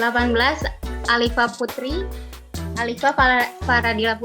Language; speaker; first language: Indonesian; native; Indonesian